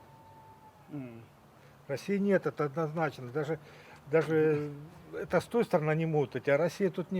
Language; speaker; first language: Russian; native; Russian